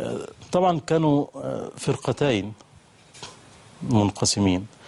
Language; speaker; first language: Arabic; native; Arabic